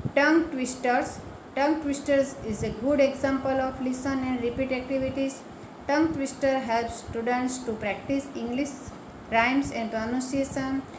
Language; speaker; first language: English; non-native, local second language; Gujarati